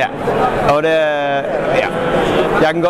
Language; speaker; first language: Danish; non-native, fluent; English